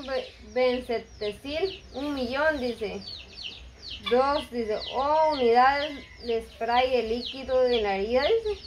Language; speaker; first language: Spanish; native; Spanish